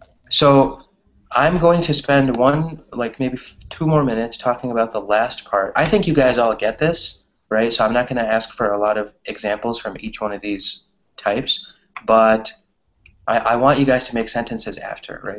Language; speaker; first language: English; native; English